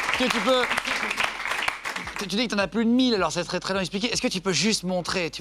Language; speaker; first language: French; native; French